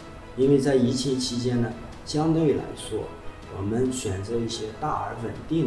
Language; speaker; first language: Chinese; native; Chinese